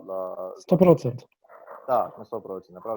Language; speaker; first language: Polish; non-native, fluent; Croatian